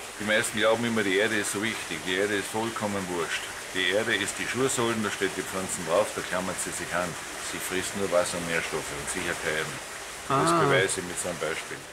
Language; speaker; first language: German; native; German